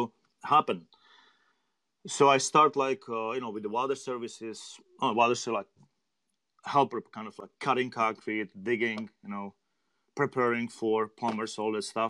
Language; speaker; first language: English; non-native, learner; Czech